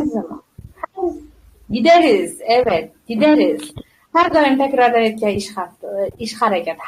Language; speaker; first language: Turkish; non-native, fluent; Uzbek